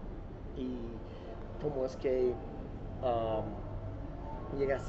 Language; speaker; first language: Spanish; non-native, fluent; English